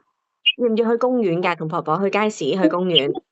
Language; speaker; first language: Chinese; native; Chinese